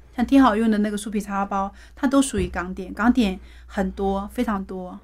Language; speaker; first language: Chinese; native; Chinese